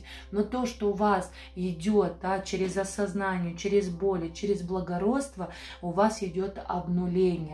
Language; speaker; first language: Russian; non-native, fluent; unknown